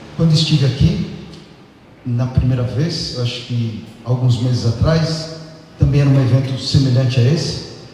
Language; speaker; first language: Portuguese; native; Portuguese